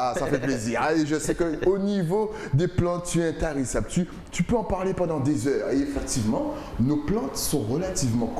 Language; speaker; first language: French; native; French